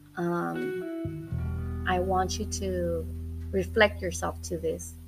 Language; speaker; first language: English; early bilingual, other home language; Spanish